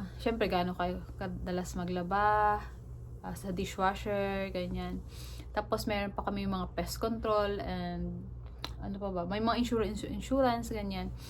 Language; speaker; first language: Filipino; native; Filipino